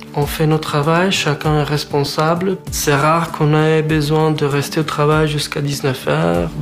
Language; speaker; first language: French; non-native, fluent; Spanish